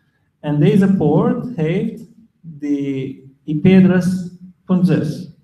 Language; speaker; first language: Dutch; non-native, fluent; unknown